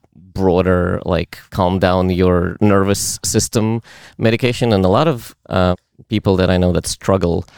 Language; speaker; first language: English; early bilingual, other home language; Russian